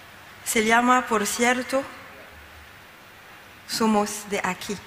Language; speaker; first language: Spanish; non-native, learner; French